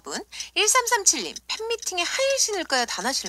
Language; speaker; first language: Korean; native; Korean